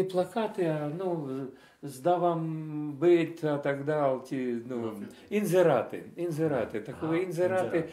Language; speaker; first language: Czech; non-native, fluent; Russian